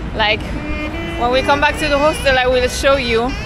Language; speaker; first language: English; non-native, fluent; Spanish